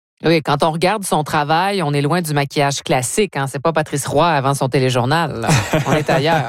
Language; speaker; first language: French; native; French